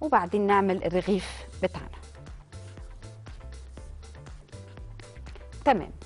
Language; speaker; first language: Arabic; native; Arabic